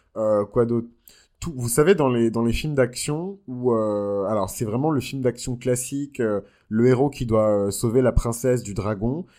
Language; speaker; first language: French; native; French